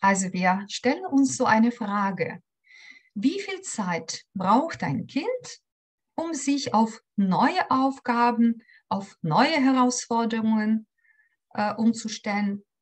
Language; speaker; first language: German; non-native, fluent; Ukrainian